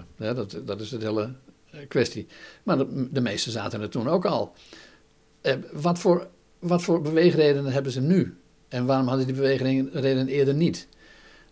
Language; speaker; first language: Dutch; native; Dutch